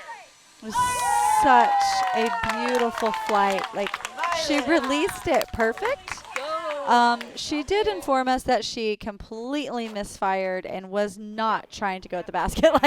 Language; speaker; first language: English; native; English